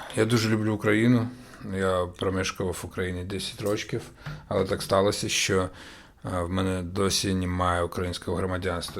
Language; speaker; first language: Ukrainian; non-native, local second language; Russian